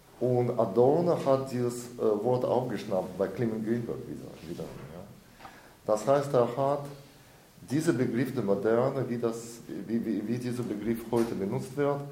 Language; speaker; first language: German; non-native, fluent; Russian